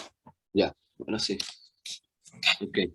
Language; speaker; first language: Spanish; native; Spanish